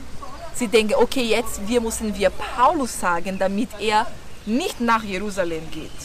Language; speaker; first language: German; non-native, fluent; Portuguese